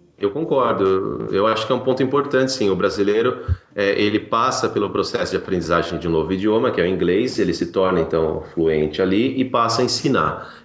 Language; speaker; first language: Portuguese; native; Portuguese